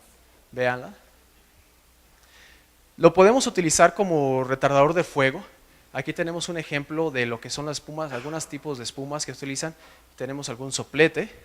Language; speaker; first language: Spanish; native; Spanish